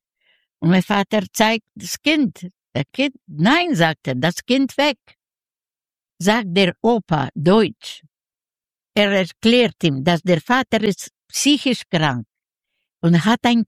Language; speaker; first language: German; non-native, learner; Yiddish